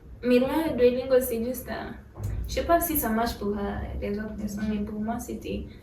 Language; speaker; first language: French; non-native, fluent; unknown